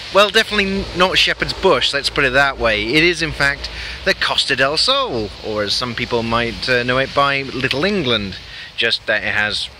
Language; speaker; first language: English; native; English